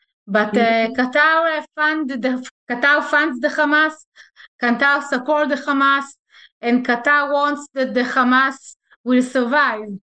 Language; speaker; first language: English; non-native, fluent; Hebrew